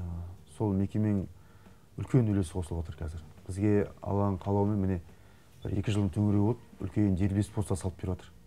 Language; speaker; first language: Kazakh; native; Kazakh